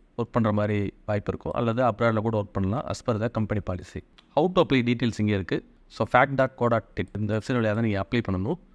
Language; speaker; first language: Tamil; native; Tamil